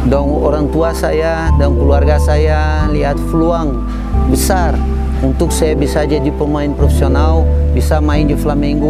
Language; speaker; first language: Indonesian; non-native, fluent; Portuguese